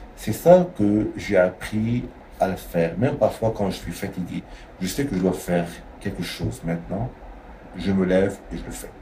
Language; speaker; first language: French; non-native, local second language; Arabic